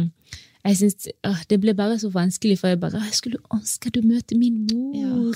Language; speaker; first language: Norwegian; non-native, fluent; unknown